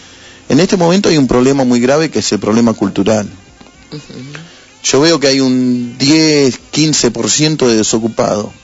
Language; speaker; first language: Spanish; native; Spanish